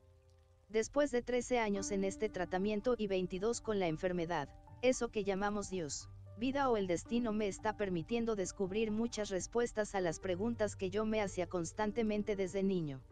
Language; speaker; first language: Spanish; native; Spanish